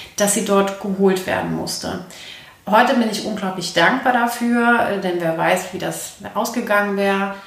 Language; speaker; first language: German; native; German